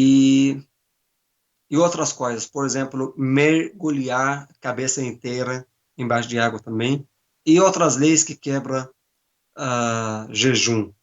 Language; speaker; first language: Portuguese; non-native, fluent; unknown